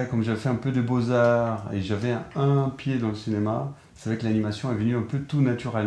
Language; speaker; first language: French; non-native, fluent; Portuguese